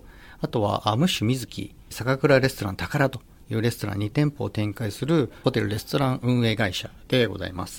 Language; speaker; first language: Japanese; native; Japanese